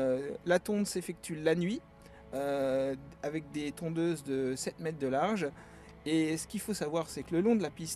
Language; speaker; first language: French; native; French